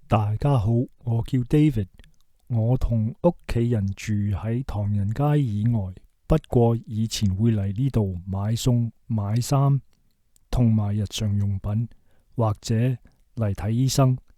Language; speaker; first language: Cantonese; early bilingual, heritage; Cantonese